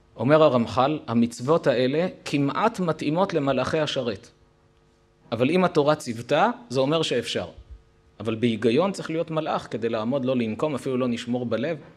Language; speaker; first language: Hebrew; native; Hebrew